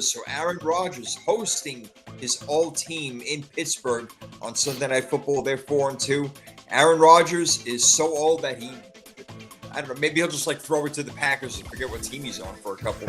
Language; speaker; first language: English; native; English